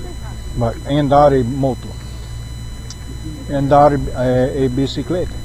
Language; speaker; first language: Portuguese; non-native, learner; English